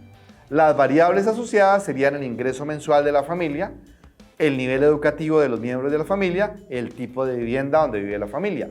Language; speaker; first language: Spanish; native; Spanish